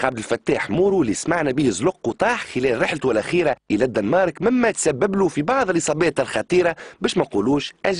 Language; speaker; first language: Arabic; native; Arabic